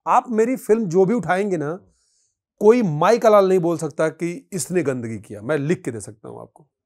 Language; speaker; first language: Hindi; native; Hindi